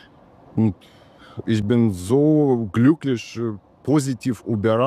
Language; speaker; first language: German; non-native, learner; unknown